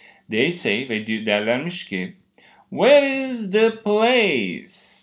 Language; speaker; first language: English; non-native, fluent; Turkish